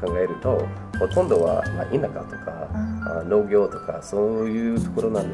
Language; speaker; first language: Japanese; non-native, fluent; English